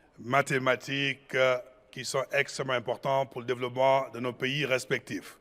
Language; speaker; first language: French; non-native, local second language; Wolof